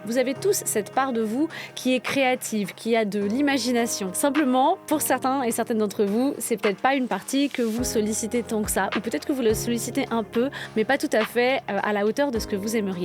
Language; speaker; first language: French; native; French